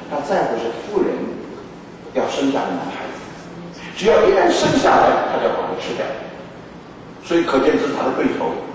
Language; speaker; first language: Chinese; native; Chinese